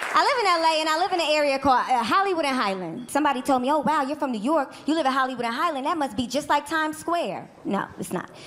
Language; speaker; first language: English; native; English